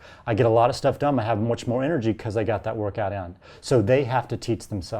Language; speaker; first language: English; native; English